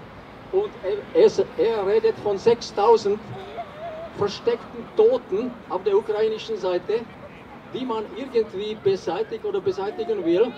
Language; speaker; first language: German; non-native, fluent; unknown